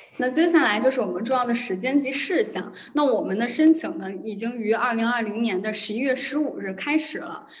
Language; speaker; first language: Chinese; native; Chinese